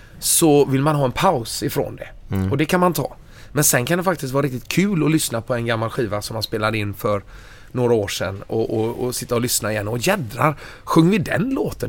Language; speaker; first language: Swedish; native; Swedish